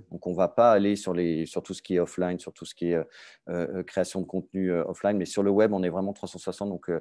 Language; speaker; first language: French; native; French